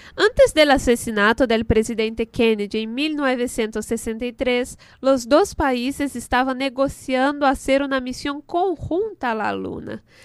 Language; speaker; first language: Spanish; non-native, fluent; Portuguese